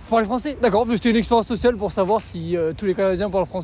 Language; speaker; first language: French; native; French